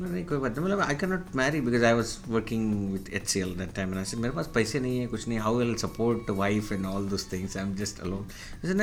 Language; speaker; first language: English; non-native, local second language; Marathi